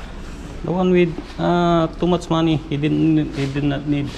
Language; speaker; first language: English; non-native, learner; Filipino